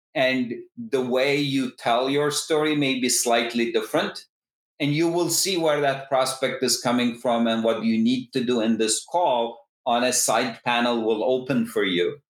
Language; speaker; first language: English; non-native, fluent; Turkish